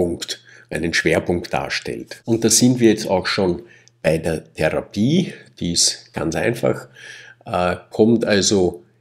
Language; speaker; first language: German; native; German